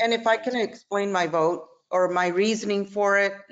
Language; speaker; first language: English; native; English